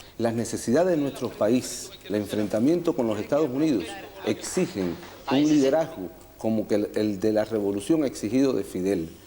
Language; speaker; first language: Spanish; native; Spanish